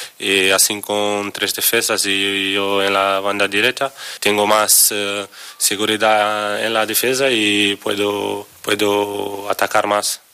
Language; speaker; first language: Spanish; non-native, learner; Portuguese